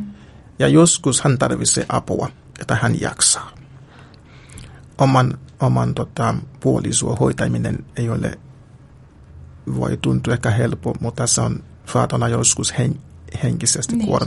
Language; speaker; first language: Finnish; non-native, fluent; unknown